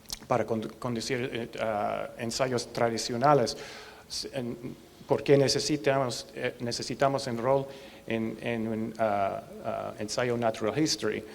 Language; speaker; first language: Spanish; non-native, learner; English